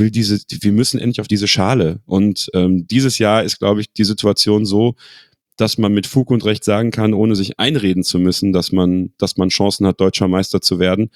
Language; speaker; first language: German; native; German